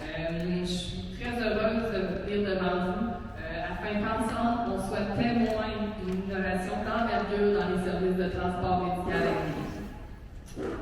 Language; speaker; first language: French; native; French